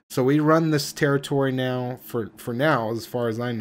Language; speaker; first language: English; native; English